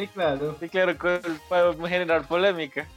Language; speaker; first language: Spanish; native; Spanish